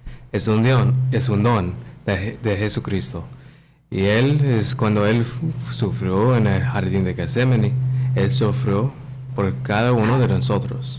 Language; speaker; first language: Spanish; non-native, learner; English